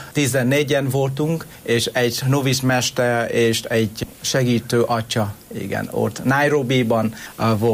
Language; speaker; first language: Hungarian; non-native, learner; Vietnamese